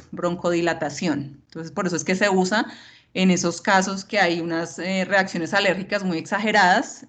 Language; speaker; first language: Spanish; native; Spanish